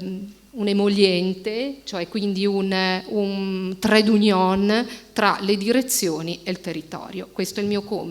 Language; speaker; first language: Italian; native; Italian